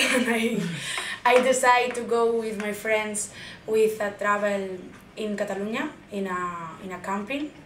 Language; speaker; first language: English; non-native, learner; Spanish